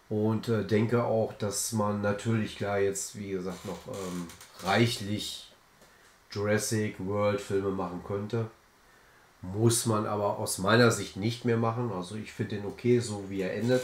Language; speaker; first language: German; native; German